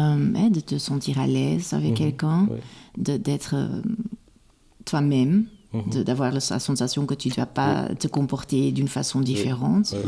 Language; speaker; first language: French; non-native, local second language; Dutch